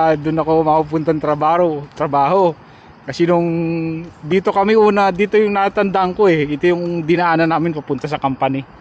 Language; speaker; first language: Filipino; native; Filipino